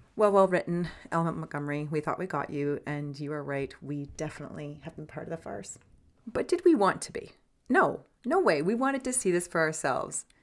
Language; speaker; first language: English; native; English